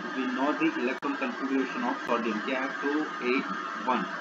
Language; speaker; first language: Hindi; non-native, local second language; Gujarati